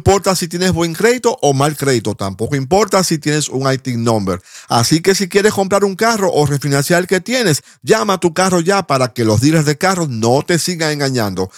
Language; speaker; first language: Spanish; native; Spanish